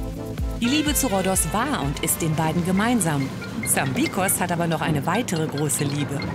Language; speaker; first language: German; native; German